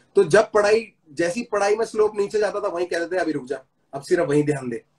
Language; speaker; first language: Hindi; native; Hindi